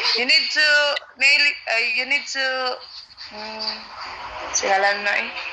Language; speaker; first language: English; non-native, learner; Cebuano